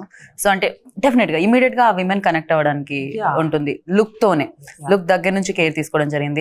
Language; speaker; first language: Telugu; native; Telugu